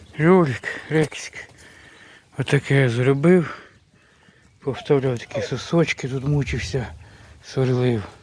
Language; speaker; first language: Ukrainian; native; Ukrainian